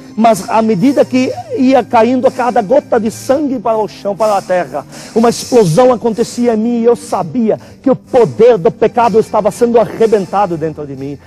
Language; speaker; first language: Portuguese; non-native, fluent; Arabic